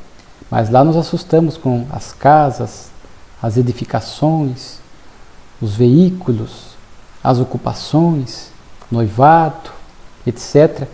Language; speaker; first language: Portuguese; native; Portuguese